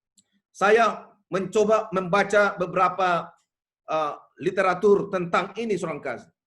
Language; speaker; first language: Indonesian; native; Indonesian